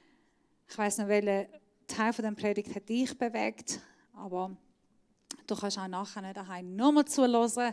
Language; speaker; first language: German; non-native, fluent; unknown